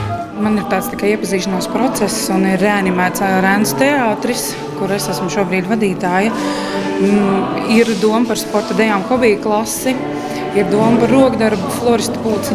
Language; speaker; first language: Latvian; native; Latvian